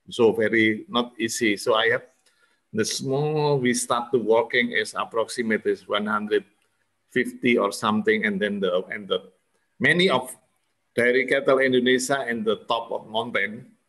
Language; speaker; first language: English; non-native, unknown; Indonesian